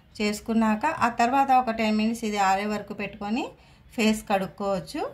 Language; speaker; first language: Hindi; non-native, local second language; Telugu